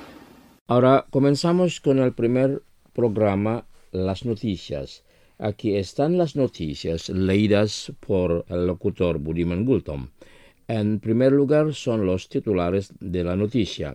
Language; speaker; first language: Spanish; non-native, fluent; Indonesian